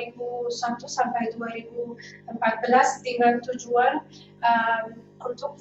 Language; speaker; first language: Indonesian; non-native, fluent; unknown